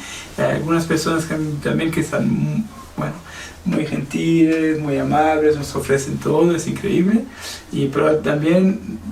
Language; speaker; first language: Spanish; non-native, fluent; Portuguese